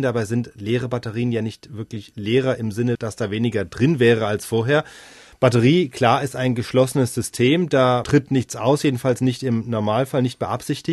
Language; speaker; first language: German; native; German